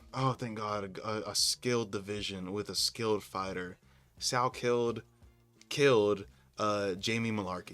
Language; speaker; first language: English; native; English